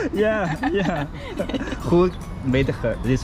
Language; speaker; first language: English; non-native, learner; Chinese